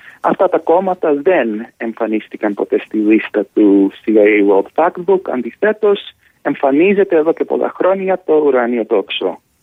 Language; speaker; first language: Greek; early bilingual, heritage; Greek